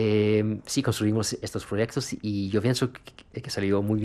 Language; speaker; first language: Spanish; non-native, fluent; Russian